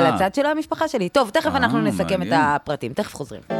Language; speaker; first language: Hebrew; native; Hebrew